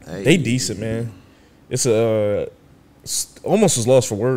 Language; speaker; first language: English; native; English